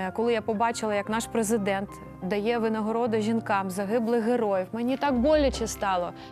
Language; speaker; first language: Ukrainian; native; Ukrainian